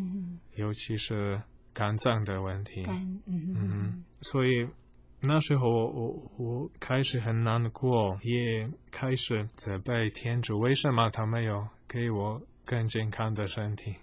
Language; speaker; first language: Chinese; non-native, fluent; Polish